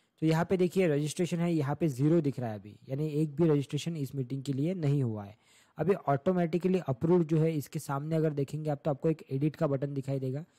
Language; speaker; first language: Hindi; non-native, local second language; Marathi